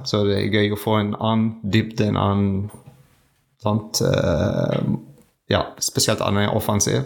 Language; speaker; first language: Norwegian; non-native, learner; French